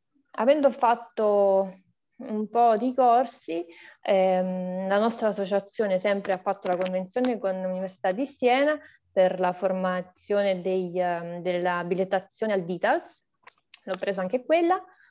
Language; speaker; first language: Italian; non-native, fluent; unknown